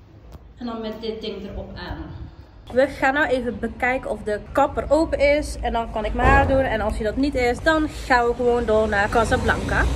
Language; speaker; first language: Dutch; early bilingual, other home language; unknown